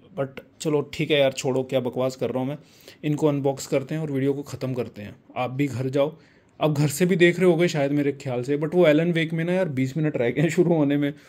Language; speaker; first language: Hindi; non-native, local second language; Punjabi